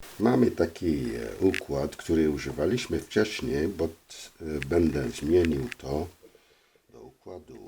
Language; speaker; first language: Polish; non-native, learner; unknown